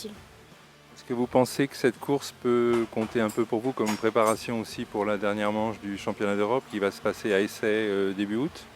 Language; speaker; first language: French; native; French